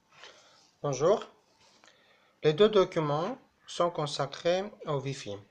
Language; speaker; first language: French; non-native, fluent; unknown